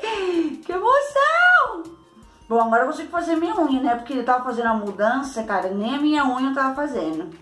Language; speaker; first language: Portuguese; native; Portuguese